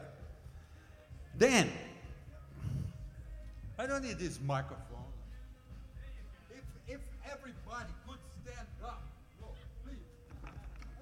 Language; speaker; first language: English; non-native, learner; Portuguese